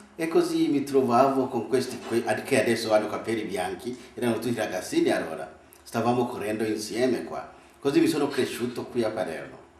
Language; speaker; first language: Italian; non-native, fluent; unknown